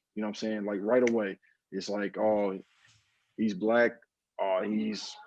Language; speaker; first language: English; native; English